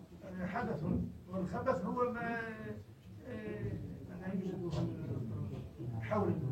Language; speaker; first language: Arabic; non-native, learner; French